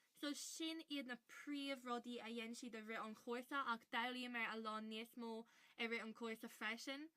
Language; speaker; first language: Irish; native; Irish